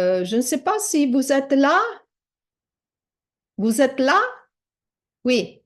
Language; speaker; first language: French; non-native, fluent; Italian